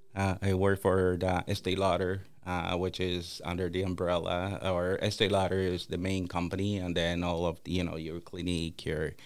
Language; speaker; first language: English; non-native, fluent; Spanish